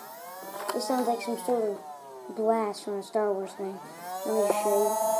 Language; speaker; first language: English; native; English